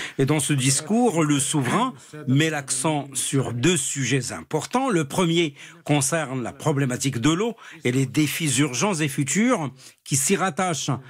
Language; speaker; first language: French; non-native, local second language; Arabic